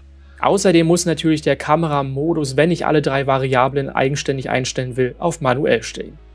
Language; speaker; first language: German; native; German